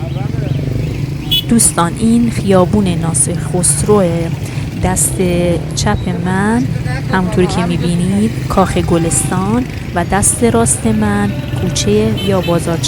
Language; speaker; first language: Persian; native; Persian